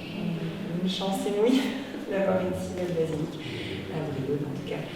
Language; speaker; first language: French; native; French